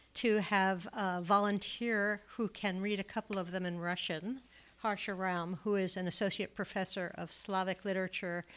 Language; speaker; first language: English; native; English